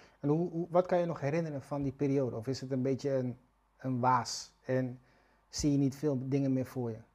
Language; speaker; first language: Dutch; native; Dutch